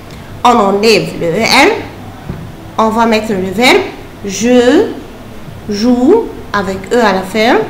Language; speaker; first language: French; non-native, fluent; Arabic